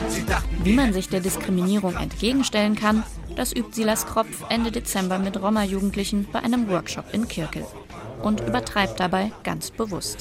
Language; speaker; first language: German; native; German